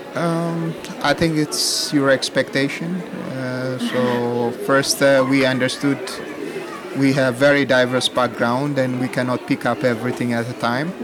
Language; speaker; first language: English; non-native, fluent; Amharic